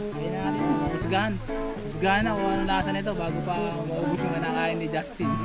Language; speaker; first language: Filipino; native; Filipino